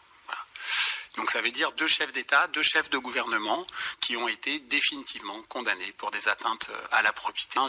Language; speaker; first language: French; native; French